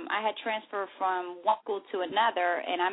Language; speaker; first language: English; native; English